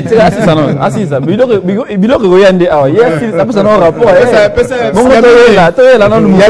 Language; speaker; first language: French; non-native, local second language; Lingala